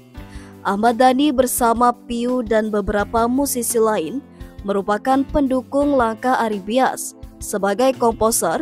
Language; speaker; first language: Indonesian; native; Indonesian